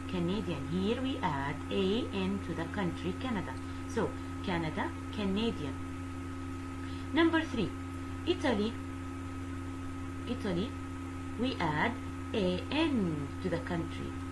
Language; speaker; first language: English; non-native, fluent; Arabic